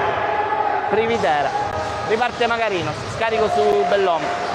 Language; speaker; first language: Italian; native; Italian